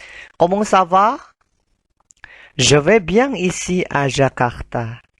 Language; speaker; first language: French; non-native, fluent; Indonesian